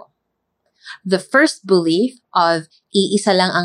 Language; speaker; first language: English; non-native, local second language; Filipino